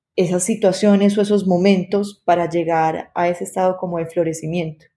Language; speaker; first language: Spanish; native; Spanish